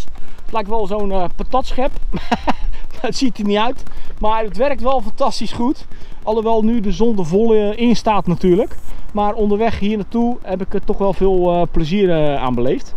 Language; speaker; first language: Dutch; native; Dutch